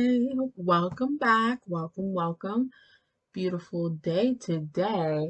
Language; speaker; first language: English; native; English